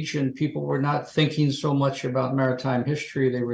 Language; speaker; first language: English; native; English